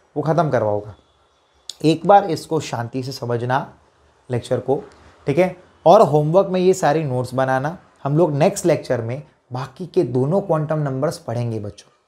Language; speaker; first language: Hindi; non-native, local second language; Gujarati